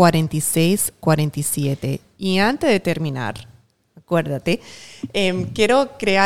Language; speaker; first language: Spanish; early bilingual, heritage; Spanish